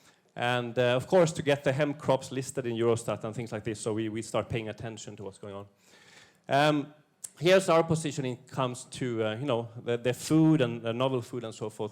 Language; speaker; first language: English; non-native, fluent; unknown